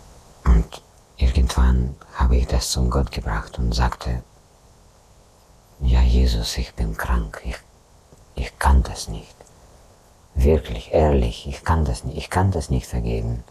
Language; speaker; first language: German; non-native, fluent; Russian